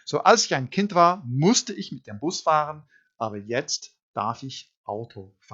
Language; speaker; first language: German; non-native, fluent; English